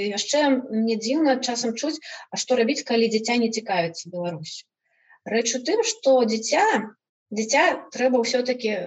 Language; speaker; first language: Belarusian; non-native, local second language; Russian